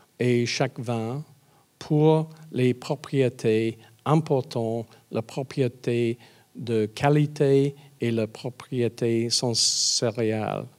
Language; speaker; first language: French; non-native, learner; English